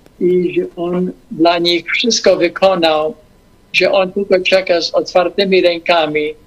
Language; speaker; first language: Polish; early bilingual, heritage; English